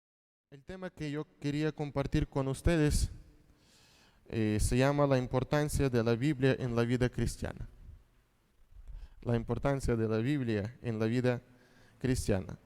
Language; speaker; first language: Spanish; non-native, fluent; Russian